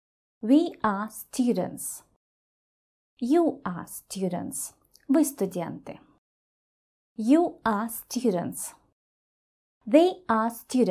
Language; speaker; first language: English; non-native, fluent; Russian